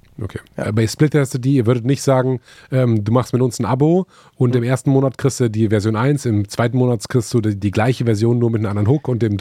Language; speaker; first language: German; native; German